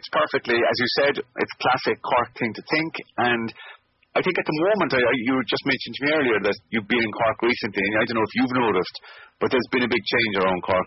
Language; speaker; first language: English; native; English